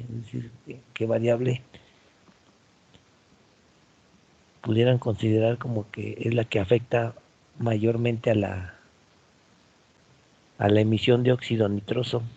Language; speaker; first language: Spanish; native; Spanish